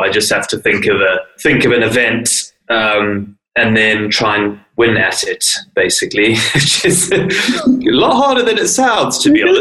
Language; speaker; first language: English; native; English